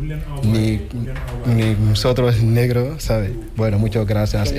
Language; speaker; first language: Spanish; non-native, learner; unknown